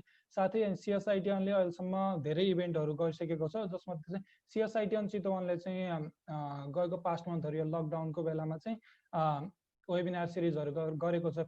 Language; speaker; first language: Nepali; native; Nepali